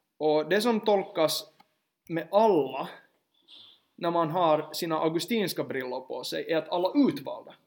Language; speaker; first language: Swedish; native; Swedish